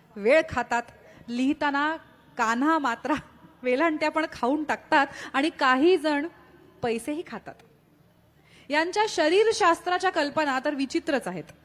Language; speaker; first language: Marathi; native; Marathi